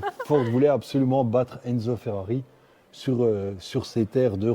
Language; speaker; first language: French; native; French